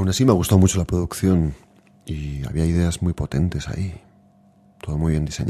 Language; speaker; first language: Spanish; native; Spanish